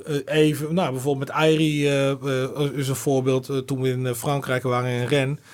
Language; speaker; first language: Dutch; native; Dutch